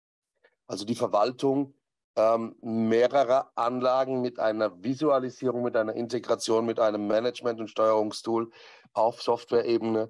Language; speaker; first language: German; native; German